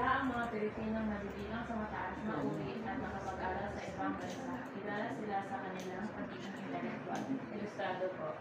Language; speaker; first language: Filipino; native; Filipino